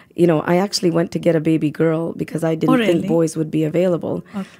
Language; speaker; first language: English; native; English